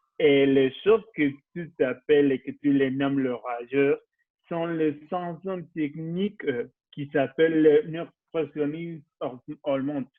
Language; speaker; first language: French; non-native, learner; Spanish